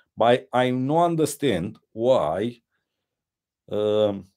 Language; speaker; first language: English; non-native, learner; Romanian